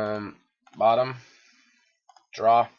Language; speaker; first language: English; native; English